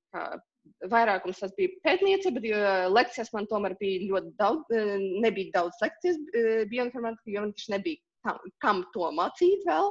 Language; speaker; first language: Latvian; non-native, local second language; Russian